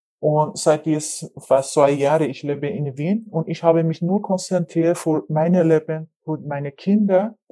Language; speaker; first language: German; non-native, learner; Persian